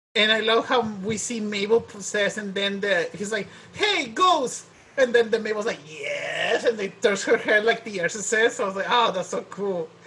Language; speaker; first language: English; non-native, fluent; Spanish